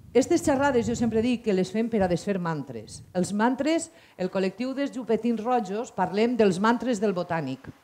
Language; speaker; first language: Catalan; native; Catalan